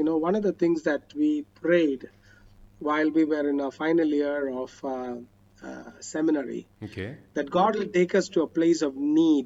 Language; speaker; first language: English; non-native, local second language; Malayalam